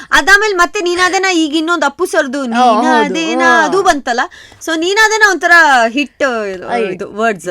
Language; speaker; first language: Kannada; non-native, local second language; Kodava